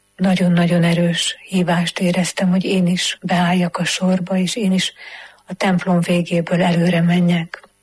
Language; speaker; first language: Hungarian; native; Hungarian